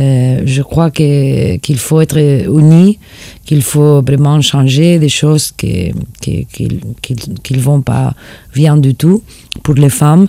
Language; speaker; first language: French; non-native, fluent; Spanish